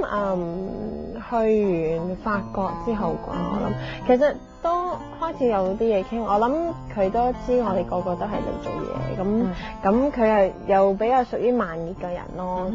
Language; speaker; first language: Cantonese; early bilingual, heritage; Cantonese